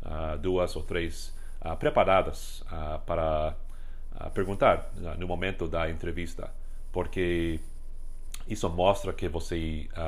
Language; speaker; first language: Portuguese; non-native, fluent; English